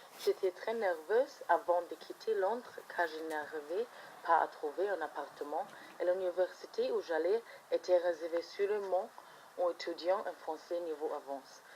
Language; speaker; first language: French; non-native, fluent; German